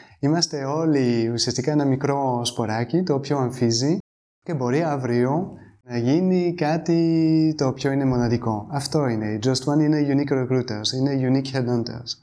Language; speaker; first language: Greek; non-native, fluent; French